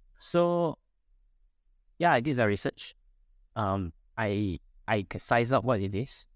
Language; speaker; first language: English; non-native, local second language; Min Nan Chinese